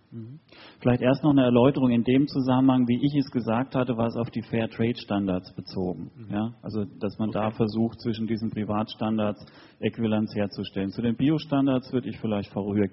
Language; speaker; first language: German; native; German